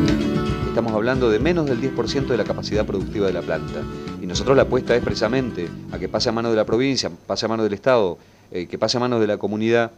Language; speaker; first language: Spanish; native; Spanish